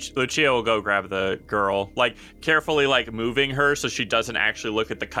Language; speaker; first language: English; native; English